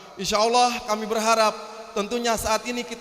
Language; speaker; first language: Indonesian; native; Indonesian